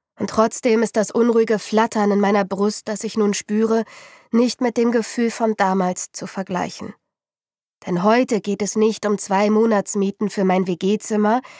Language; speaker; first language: German; native; German